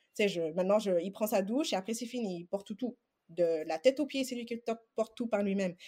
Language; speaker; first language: French; non-native, local second language; Wolof